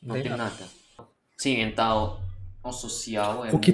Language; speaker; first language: Portuguese; non-native, fluent; Indonesian